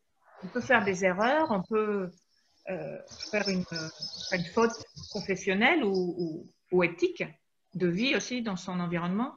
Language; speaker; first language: French; native; French